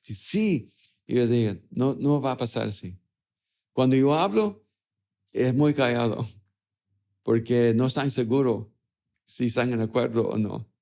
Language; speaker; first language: Spanish; early bilingual, other home language; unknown